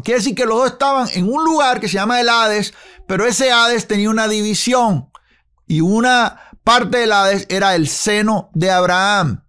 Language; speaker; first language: Spanish; native; Spanish